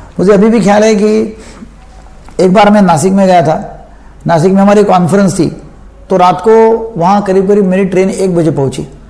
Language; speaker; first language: Hindi; non-native, local second language; Marathi